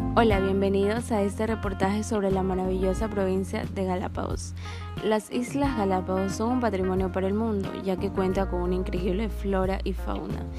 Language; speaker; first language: Spanish; native; Spanish